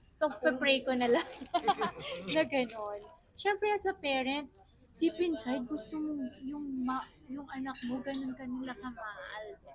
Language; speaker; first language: Filipino; native; Filipino